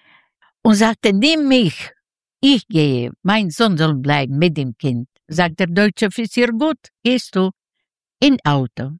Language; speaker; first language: German; non-native, learner; Russian